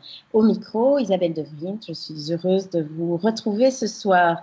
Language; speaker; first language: French; native; French